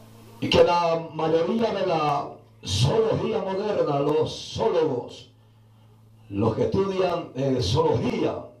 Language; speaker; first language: Spanish; native; Spanish